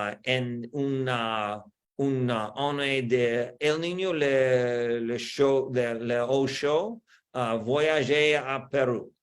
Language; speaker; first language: French; non-native, learner; English